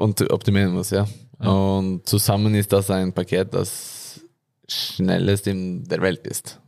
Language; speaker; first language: German; non-native, learner; Norwegian